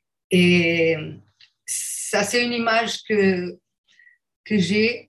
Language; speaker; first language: French; non-native, fluent; Portuguese